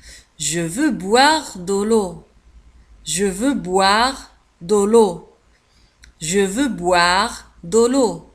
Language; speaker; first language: French; non-native, fluent; Arabic